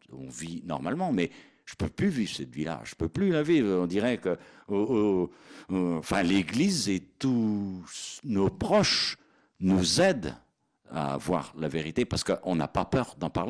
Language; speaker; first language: French; native; French